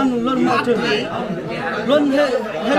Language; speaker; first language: English; non-native, learner; Vietnamese